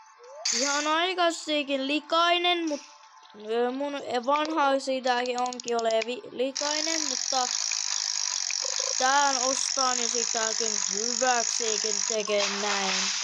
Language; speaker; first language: Finnish; early bilingual, other home language; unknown